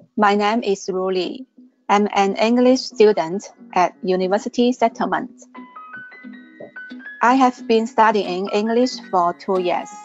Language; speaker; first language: English; non-native, learner; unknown